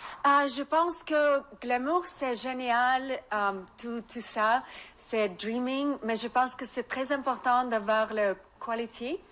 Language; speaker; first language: French; non-native, learner; Russian